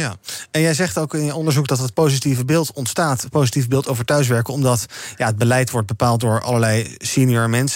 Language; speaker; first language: Dutch; native; Dutch